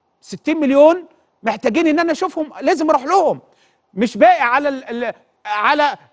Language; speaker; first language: Arabic; native; Arabic